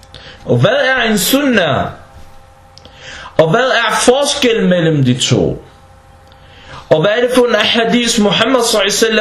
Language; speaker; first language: Danish; non-native, fluent; Arabic